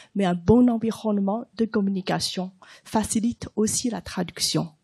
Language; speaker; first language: French; non-native, fluent; Chinese